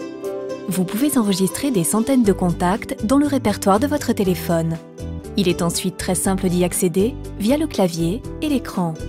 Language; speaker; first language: French; native; French